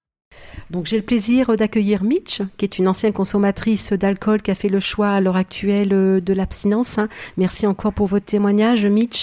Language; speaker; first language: French; native; French